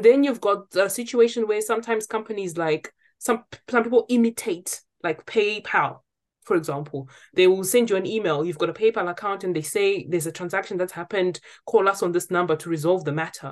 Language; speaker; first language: English; non-native, local second language; Shona